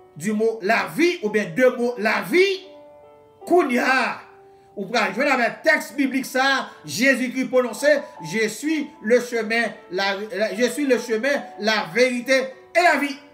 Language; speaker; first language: French; native; French